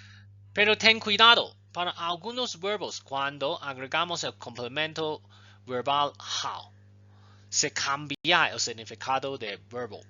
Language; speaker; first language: Spanish; non-native, fluent; Chinese